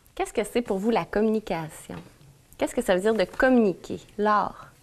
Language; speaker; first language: French; native; French